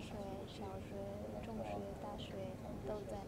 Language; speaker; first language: Chinese; non-native, learner; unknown